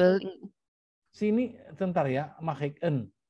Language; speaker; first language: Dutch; non-native, learner; Indonesian